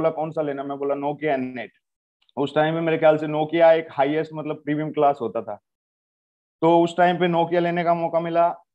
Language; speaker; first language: Hindi; native; Hindi